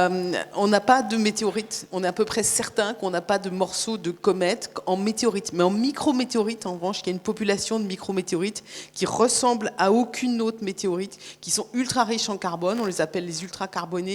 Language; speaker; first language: French; native; French